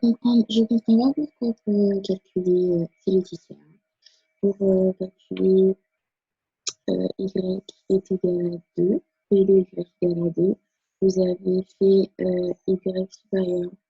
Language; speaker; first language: French; native; French